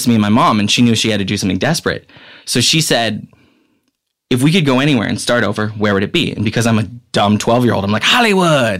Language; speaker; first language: English; native; English